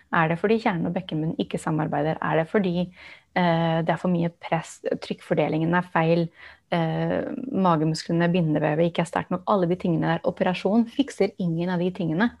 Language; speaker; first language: Norwegian; non-native, fluent; English